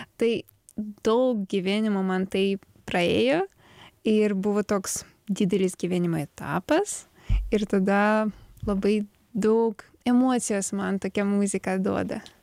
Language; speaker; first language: Lithuanian; non-native, learner; Ukrainian